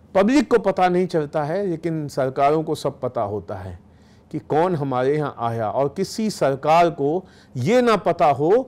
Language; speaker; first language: Hindi; native; Hindi